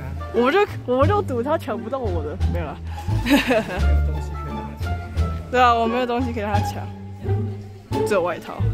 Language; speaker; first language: Chinese; native; Chinese